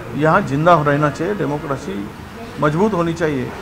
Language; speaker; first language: Hindi; non-native, local second language; Marathi